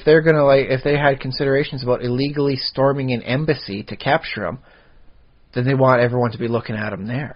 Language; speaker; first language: English; native; English